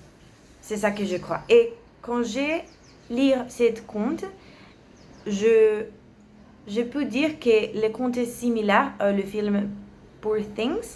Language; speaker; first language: French; non-native, learner; Spanish